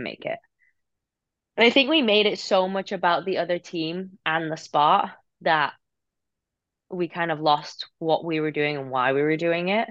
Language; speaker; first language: English; native; English